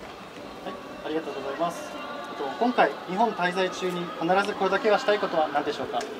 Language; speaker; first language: Japanese; native; Japanese